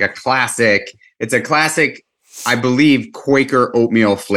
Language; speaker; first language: English; native; English